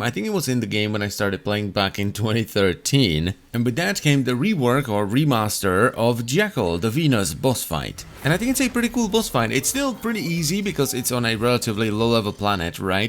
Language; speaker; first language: English; non-native, fluent; Czech